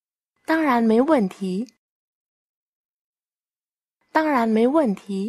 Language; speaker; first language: Chinese; non-native, fluent; Vietnamese